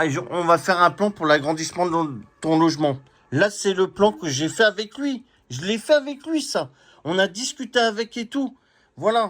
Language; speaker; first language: French; native; French